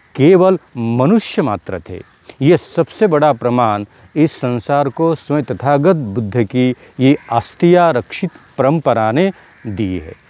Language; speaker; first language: Hindi; non-native, local second language; Marathi